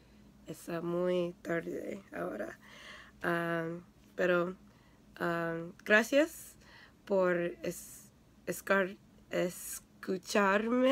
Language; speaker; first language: Spanish; non-native, learner; English